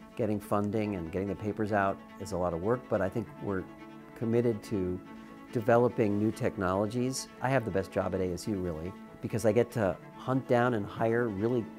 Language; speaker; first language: English; native; English